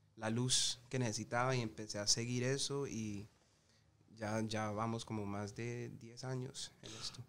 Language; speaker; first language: Spanish; early bilingual, heritage; Spanish